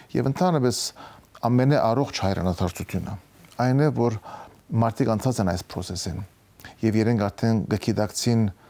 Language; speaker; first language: Armenian; early bilingual, heritage; Armenian